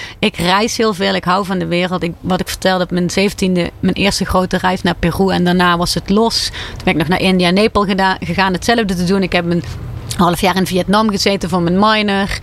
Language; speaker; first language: Dutch; native; Dutch